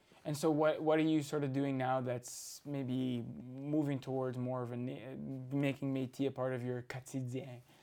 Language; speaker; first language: English; native; English